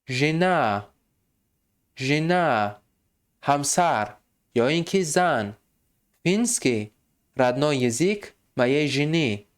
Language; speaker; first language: Russian; non-native, fluent; Tajik